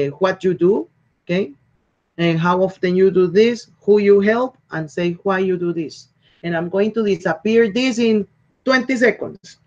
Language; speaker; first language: English; non-native, fluent; Spanish